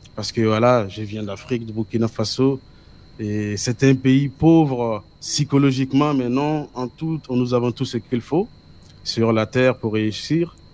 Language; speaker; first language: French; non-native, local second language; Mossi